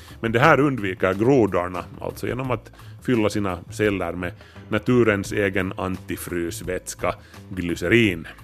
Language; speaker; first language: Swedish; native; Swedish